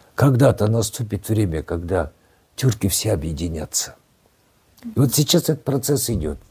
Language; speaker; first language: Russian; non-native, local second language; Kazakh